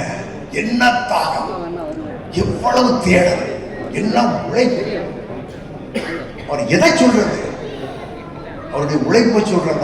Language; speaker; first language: Tamil; native; Tamil